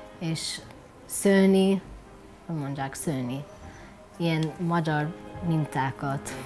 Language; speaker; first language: Hungarian; early bilingual, heritage; Hungarian